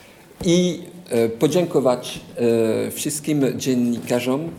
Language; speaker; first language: Polish; non-native, fluent; French